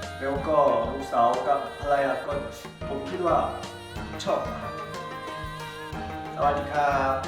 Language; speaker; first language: Thai; non-native, learner; Korean